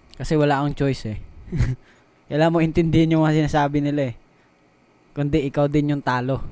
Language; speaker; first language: Filipino; non-native, local second language; Cebuano